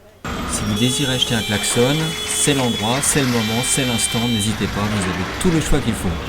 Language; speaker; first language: French; native; French